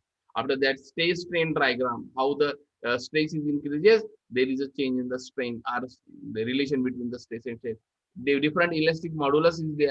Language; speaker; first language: English; non-native, local second language; Marathi